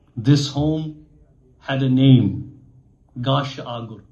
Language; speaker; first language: English; non-native, local second language; Urdu